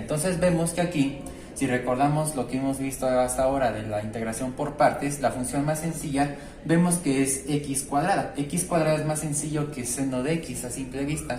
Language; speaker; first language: Spanish; native; Spanish